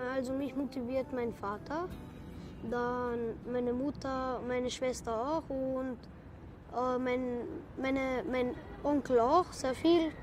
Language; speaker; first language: German; early bilingual, other home language; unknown